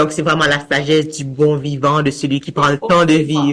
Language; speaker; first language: French; native; French